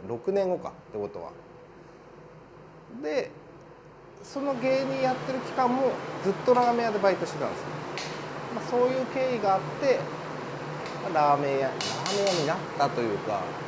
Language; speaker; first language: Japanese; native; Japanese